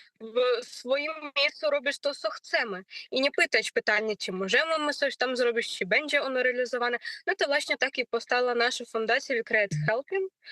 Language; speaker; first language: Polish; non-native, learner; Ukrainian